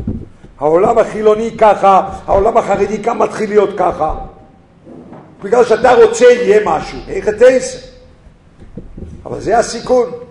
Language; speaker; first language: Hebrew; non-native, fluent; English